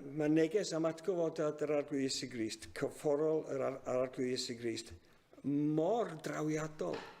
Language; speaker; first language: Welsh; native; Welsh